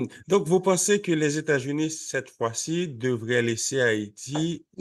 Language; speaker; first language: French; non-native, local second language; Haitian Creole